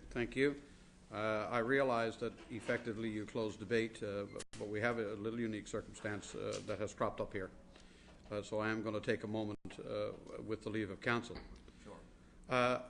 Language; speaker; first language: English; native; English